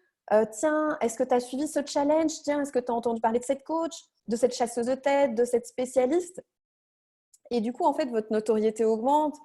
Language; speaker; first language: French; native; French